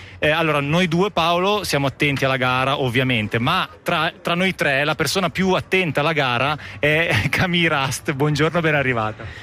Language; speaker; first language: Italian; native; Italian